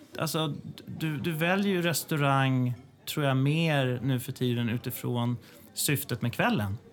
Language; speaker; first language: Swedish; native; Swedish